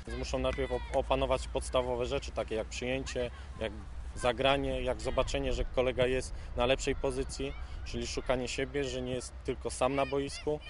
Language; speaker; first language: Polish; native; Polish